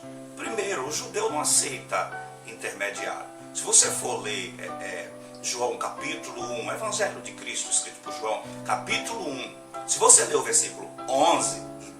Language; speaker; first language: Portuguese; native; Portuguese